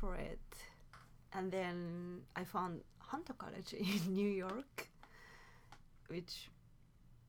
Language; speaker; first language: English; non-native, fluent; Japanese